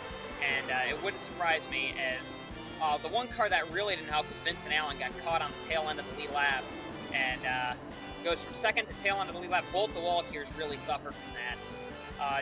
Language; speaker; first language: English; native; English